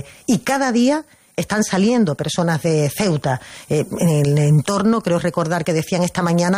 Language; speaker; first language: Spanish; native; Spanish